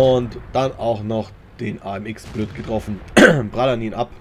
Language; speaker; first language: German; native; German